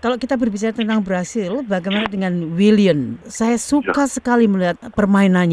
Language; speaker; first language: Indonesian; native; Indonesian